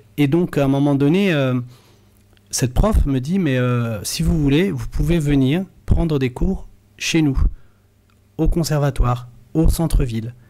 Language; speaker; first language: French; early bilingual, other home language; Arabic